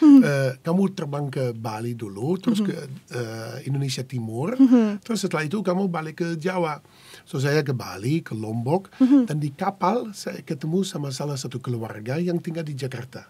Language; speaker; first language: Indonesian; non-native, fluent; Dutch